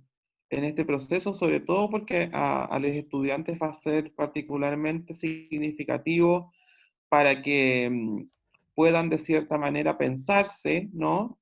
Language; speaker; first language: Spanish; native; Spanish